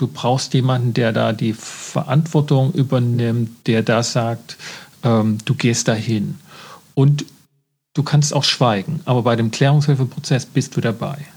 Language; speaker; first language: German; native; German